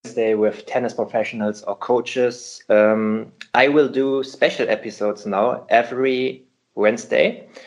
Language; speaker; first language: English; non-native, fluent; German